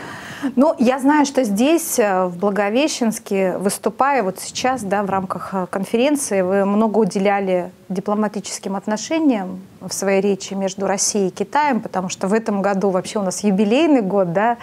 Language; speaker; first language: Russian; native; Russian